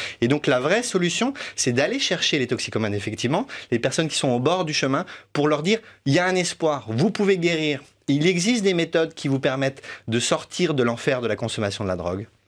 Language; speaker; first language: French; native; French